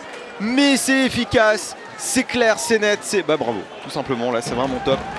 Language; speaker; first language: French; native; French